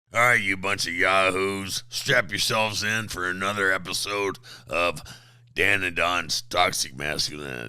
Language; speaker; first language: English; native; English